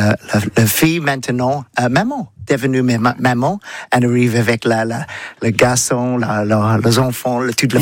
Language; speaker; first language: French; non-native, learner; English